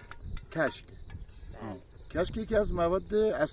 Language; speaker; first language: Persian; native; Persian